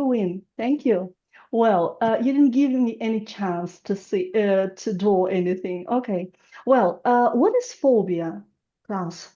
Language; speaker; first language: English; non-native, fluent; Russian